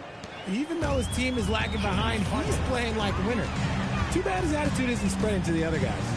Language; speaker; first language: English; native; English